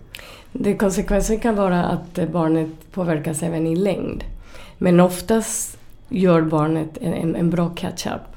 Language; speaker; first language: Swedish; non-native, fluent; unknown